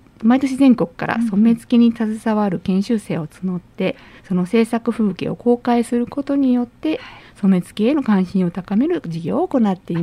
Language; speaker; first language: Japanese; native; Japanese